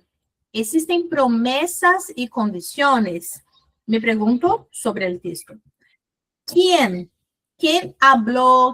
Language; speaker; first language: Spanish; non-native, fluent; Portuguese